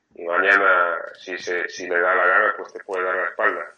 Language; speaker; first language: Spanish; non-native, fluent; French